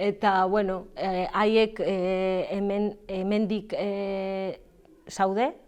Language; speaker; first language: Basque; non-native, learner; Galician